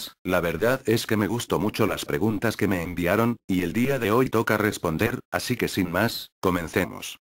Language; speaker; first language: Spanish; native; Spanish